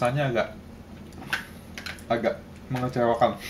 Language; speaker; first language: Indonesian; native; Indonesian